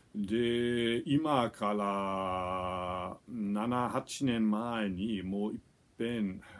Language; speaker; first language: Japanese; non-native, fluent; German